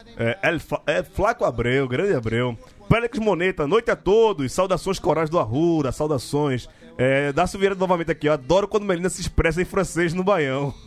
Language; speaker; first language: Portuguese; native; Portuguese